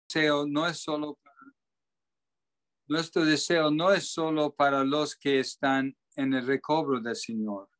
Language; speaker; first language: Spanish; non-native, fluent; English